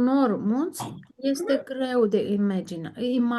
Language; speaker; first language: Romanian; non-native, learner; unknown